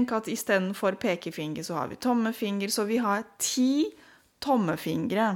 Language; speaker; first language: Norwegian; non-native, fluent; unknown